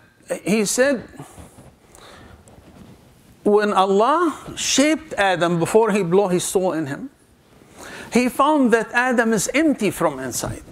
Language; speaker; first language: English; non-native, fluent; Arabic